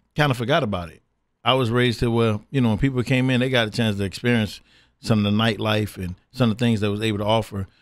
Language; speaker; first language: English; native; English